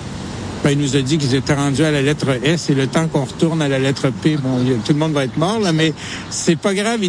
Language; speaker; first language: French; native; French